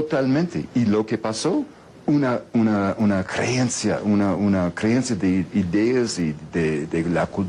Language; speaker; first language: Spanish; non-native, fluent; English